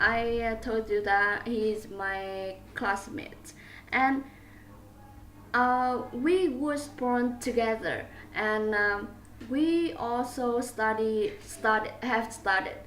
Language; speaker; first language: English; non-native, learner; Vietnamese